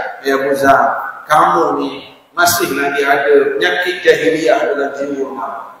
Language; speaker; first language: Malay; native; Malay